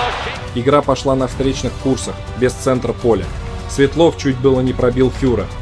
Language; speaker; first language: Russian; native; Russian